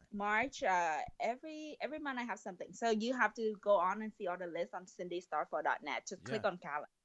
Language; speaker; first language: English; non-native, fluent; Vietnamese